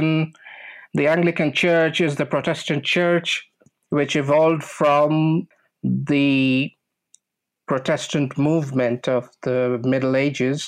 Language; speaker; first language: English; non-native, local second language; Bangla